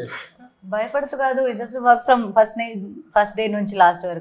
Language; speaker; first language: Telugu; non-native, learner; Malayalam